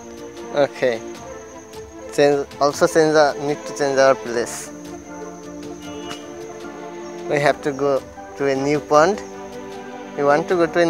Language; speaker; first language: English; non-native, local second language; Bangla